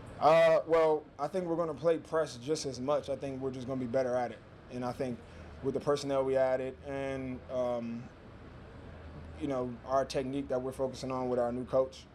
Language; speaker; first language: English; native; English